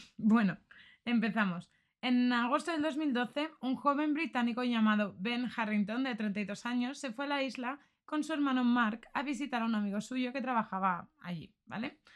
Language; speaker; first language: Spanish; native; Spanish